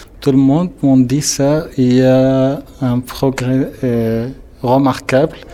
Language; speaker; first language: French; non-native, learner; Arabic